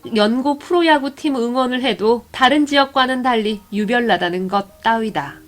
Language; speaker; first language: Korean; native; Korean